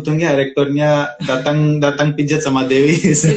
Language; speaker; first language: Indonesian; non-native, fluent; Romanian